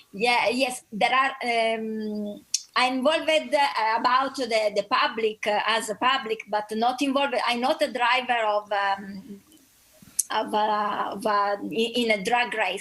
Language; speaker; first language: English; non-native, learner; Italian